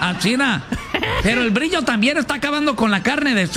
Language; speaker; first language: Spanish; native; Spanish